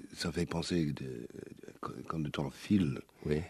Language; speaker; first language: French; non-native, fluent; English